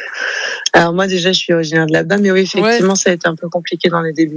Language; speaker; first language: French; native; French